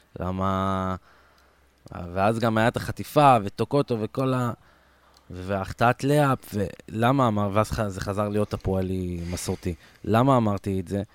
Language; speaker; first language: Hebrew; native; Hebrew